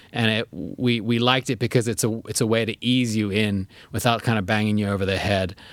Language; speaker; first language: English; native; English